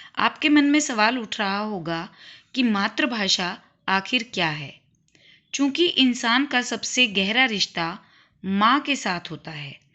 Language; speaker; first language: Hindi; native; Hindi